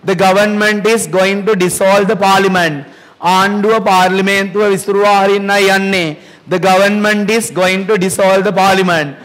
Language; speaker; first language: English; non-native, local second language; Sinhala